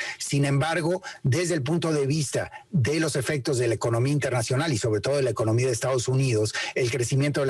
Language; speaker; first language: Spanish; native; Spanish